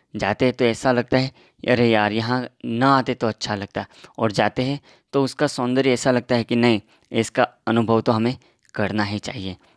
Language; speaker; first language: Hindi; non-native, local second language; Gujarati